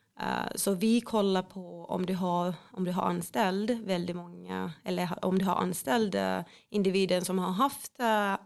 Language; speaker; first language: Swedish; non-native, fluent; Finnish